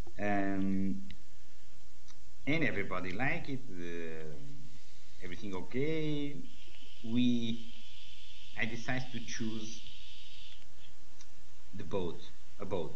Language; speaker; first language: English; non-native, learner; Portuguese